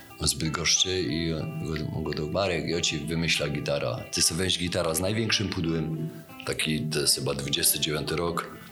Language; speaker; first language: Polish; native; Polish